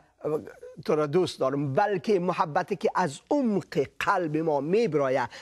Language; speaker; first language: Persian; native; Persian